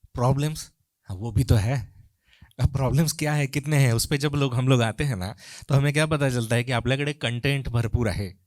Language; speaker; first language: Hindi; non-native, local second language; Marathi